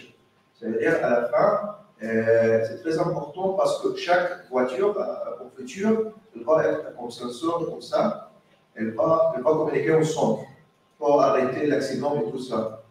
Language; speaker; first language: French; non-native, learner; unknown